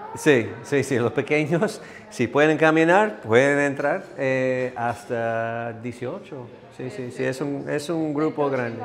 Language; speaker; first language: Spanish; non-native, learner; English